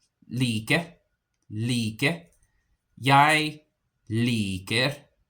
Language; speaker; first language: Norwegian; non-native, learner; English